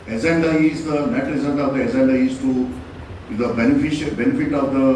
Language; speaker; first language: English; non-native, local second language; Telugu